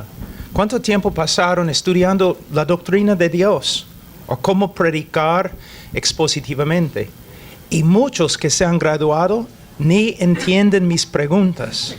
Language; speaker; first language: Spanish; non-native, fluent; English